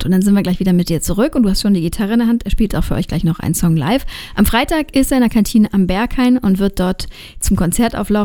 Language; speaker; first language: German; native; German